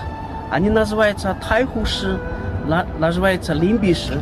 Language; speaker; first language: Russian; non-native, learner; Chinese